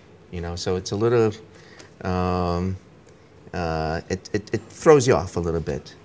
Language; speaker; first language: English; early bilingual, other home language; Romanian